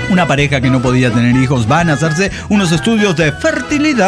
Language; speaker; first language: Spanish; native; Spanish